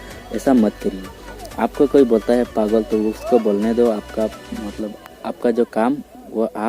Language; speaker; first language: Hindi; non-native, local second language; Bangla